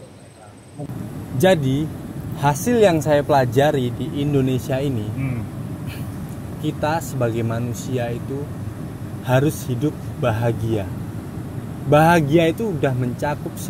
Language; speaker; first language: Indonesian; non-native, fluent; German